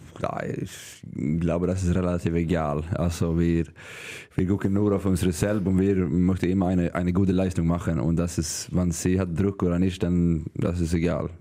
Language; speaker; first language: German; non-native, learner; Swedish